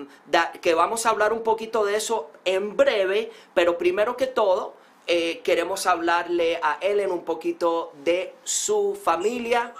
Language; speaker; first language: Spanish; early bilingual, heritage; Spanish